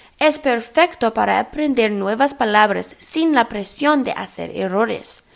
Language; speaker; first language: Spanish; early bilingual, heritage; English